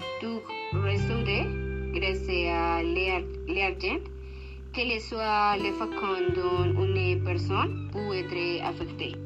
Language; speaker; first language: French; non-native, learner; Spanish